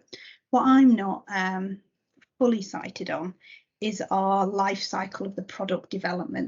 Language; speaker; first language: English; native; English